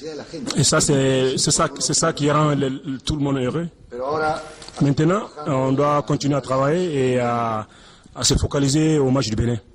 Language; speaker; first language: French; non-native, fluent; Spanish